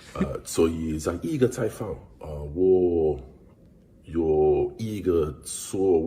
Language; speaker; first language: Chinese; non-native, learner; English